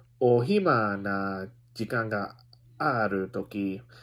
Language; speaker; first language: Japanese; non-native, learner; Filipino